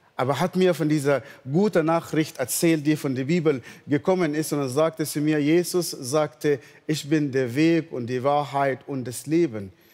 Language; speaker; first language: German; non-native, fluent; Arabic